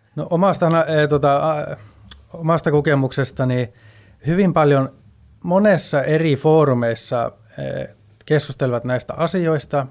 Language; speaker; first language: Finnish; early bilingual, heritage; Finnish